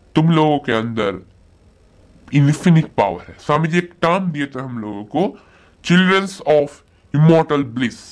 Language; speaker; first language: Hindi; non-native, local second language; Bangla